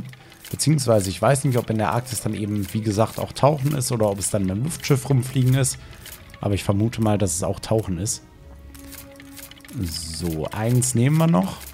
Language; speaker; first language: German; native; German